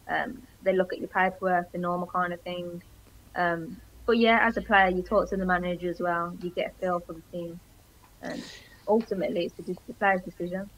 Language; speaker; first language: English; early bilingual, other home language; Greek